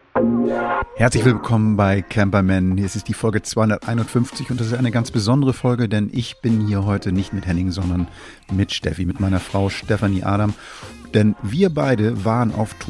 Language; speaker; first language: German; native; German